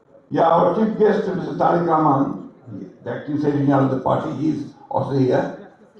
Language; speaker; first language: English; non-native, local second language; Bangla